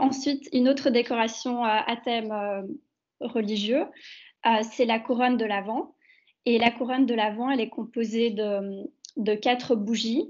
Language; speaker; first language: French; native; French